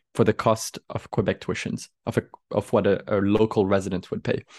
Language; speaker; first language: English; non-native, fluent; French